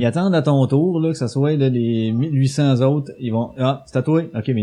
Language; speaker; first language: French; native; French